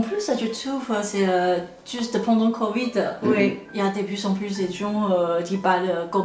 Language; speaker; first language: French; non-native, fluent; Chinese